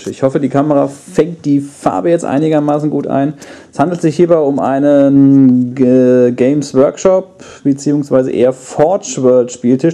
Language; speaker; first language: German; native; German